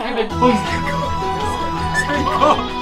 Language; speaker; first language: Thai; native; Thai